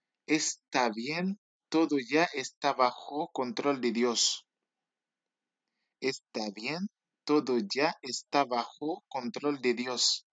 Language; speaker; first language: Spanish; non-native, learner; Haitian Creole